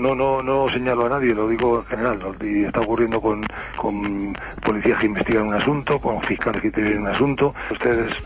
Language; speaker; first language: Spanish; native; Spanish